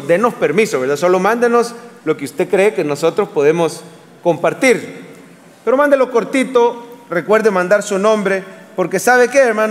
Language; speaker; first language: Spanish; native; Spanish